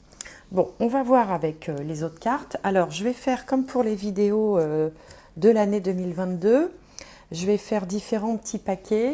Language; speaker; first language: French; native; French